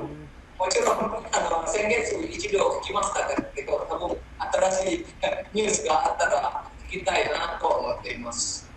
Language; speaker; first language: Japanese; non-native, learner; Indonesian